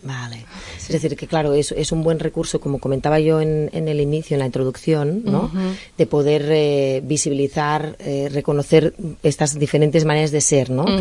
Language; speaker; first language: Spanish; native; Spanish